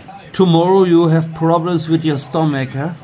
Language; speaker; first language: English; non-native, learner; German